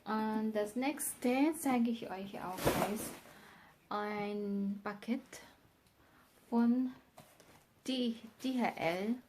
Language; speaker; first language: German; non-native, learner; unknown